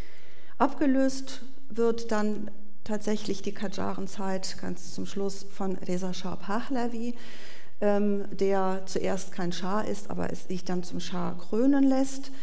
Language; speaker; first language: German; native; German